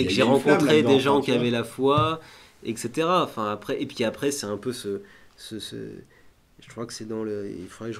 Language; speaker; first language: French; native; French